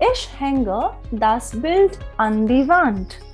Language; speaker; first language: German; non-native, fluent; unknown